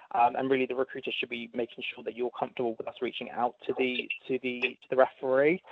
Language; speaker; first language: English; native; English